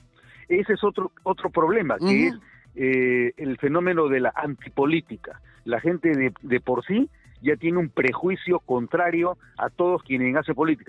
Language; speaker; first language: Spanish; native; Spanish